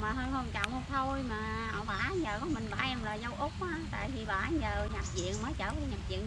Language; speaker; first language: Vietnamese; native; Vietnamese